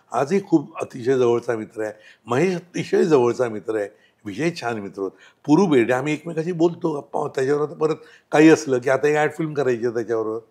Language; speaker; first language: Marathi; native; Marathi